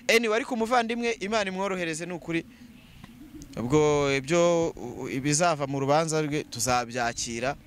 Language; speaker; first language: Kinyarwanda; native; Kinyarwanda